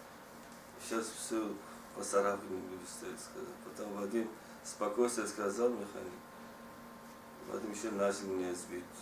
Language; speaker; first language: Russian; non-native, learner; Tajik